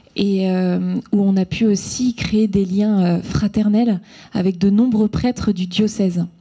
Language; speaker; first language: French; native; French